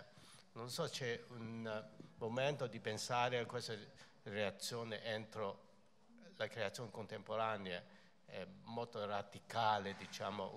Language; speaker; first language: Italian; non-native, fluent; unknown